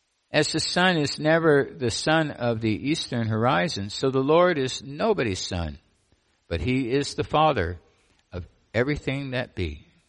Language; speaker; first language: English; native; English